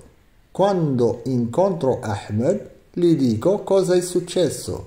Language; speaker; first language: Italian; non-native, fluent; Arabic